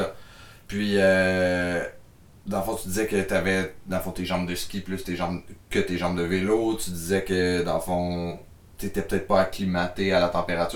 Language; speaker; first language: French; native; French